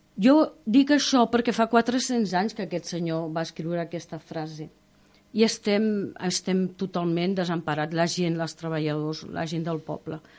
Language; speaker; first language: Catalan; non-native, local second language; Spanish